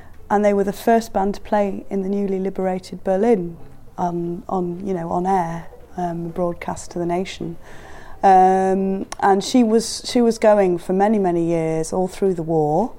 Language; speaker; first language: English; native; English